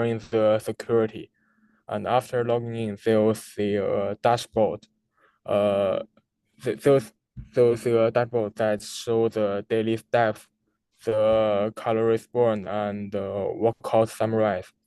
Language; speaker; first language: English; non-native, learner; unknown